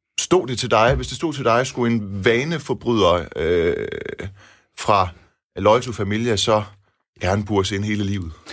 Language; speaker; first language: Danish; early bilingual, other home language; Persian